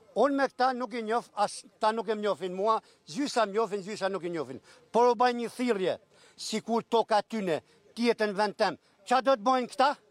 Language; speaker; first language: Albanian; native; Albanian